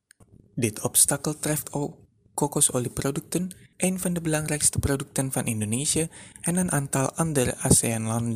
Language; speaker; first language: Dutch; non-native, fluent; Indonesian